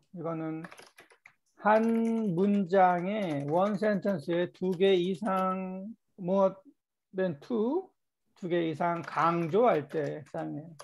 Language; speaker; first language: Korean; native; Korean